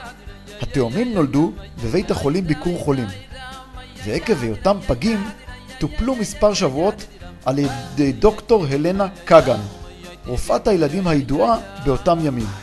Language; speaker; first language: Hebrew; native; Hebrew